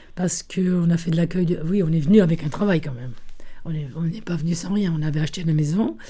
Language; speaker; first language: French; early bilingual, other home language; Italian